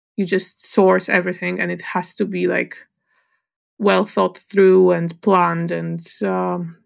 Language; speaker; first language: English; non-native, fluent; Polish